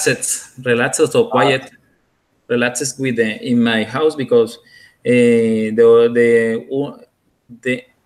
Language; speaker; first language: English; non-native, learner; Spanish